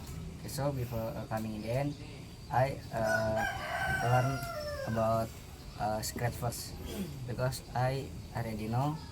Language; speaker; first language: English; non-native, learner; Indonesian